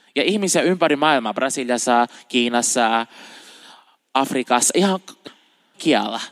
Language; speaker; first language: Finnish; non-native, fluent; Portuguese